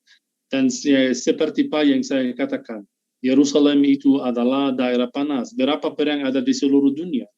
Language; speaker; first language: Indonesian; non-native, fluent; Arabic